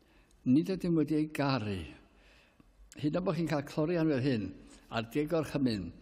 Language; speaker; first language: Welsh; native; Welsh